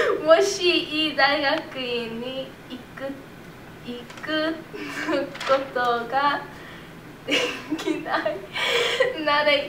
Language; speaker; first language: Japanese; non-native, learner; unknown